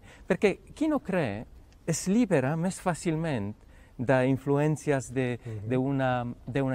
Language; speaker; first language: Catalan; non-native, fluent; Polish